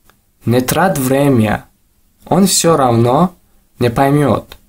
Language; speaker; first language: Russian; non-native, local second language; Tajik